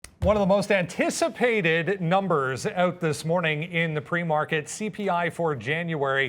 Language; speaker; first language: English; native; English